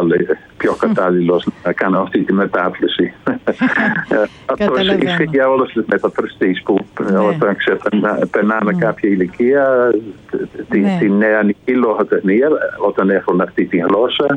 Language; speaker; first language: Greek; non-native, fluent; Dutch